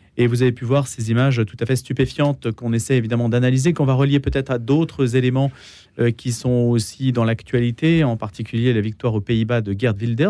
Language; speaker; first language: French; native; French